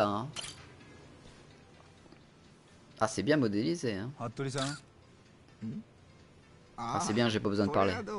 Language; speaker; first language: French; native; French